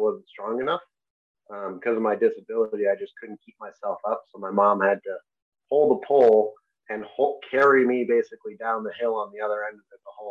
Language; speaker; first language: English; native; English